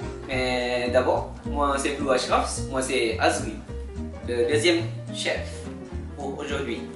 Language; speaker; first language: French; non-native, learner; Malay